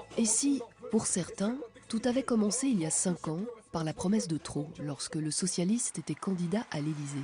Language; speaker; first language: French; native; French